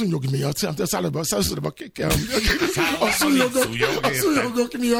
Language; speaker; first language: Hungarian; non-native, fluent; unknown